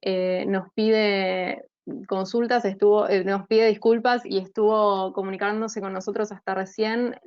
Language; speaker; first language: Spanish; native; Spanish